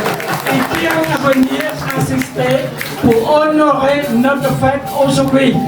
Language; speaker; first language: French; non-native, fluent; Khmer